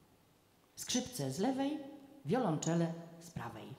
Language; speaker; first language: Polish; native; Polish